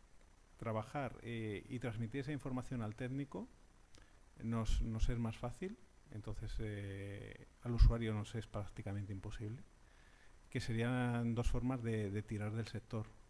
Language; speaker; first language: Spanish; native; Spanish